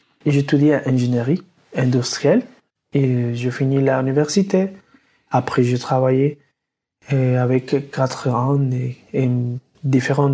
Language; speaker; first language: French; non-native, learner; Spanish